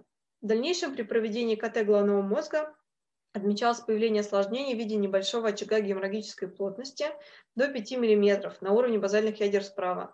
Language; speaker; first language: Russian; native; Russian